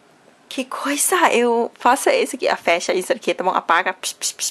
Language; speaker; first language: Portuguese; non-native, learner; Thai